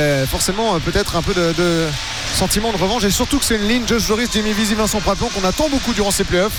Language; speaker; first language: French; native; French